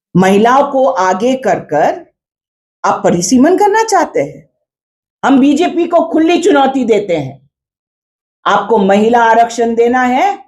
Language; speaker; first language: Hindi; non-native, local second language; Khasi